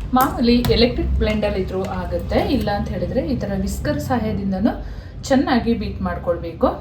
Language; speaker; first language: Kannada; native; Kannada